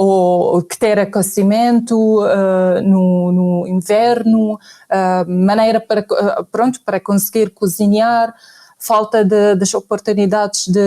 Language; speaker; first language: Portuguese; non-native, fluent; Arabic